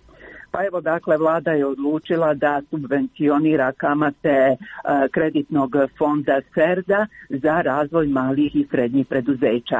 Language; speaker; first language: Croatian; native; Croatian